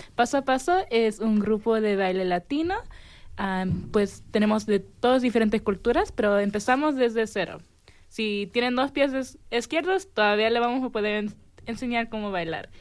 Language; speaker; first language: Spanish; early bilingual, heritage; Spanish